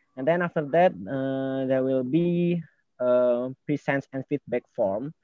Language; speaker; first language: English; non-native, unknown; Indonesian